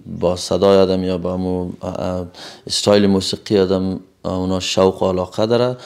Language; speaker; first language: Persian; native; Persian